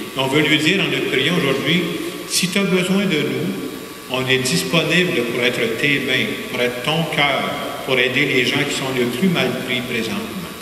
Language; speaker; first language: French; native; French